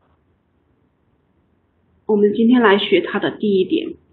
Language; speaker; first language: Chinese; native; Chinese